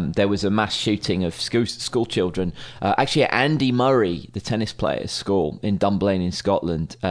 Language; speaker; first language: English; native; English